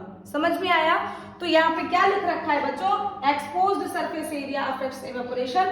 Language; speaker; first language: Hindi; native; Hindi